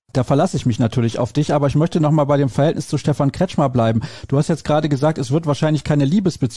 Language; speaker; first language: German; native; German